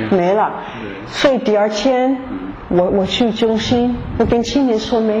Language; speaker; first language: Chinese; non-native, fluent; English